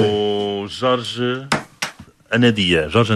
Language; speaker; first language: Portuguese; native; Portuguese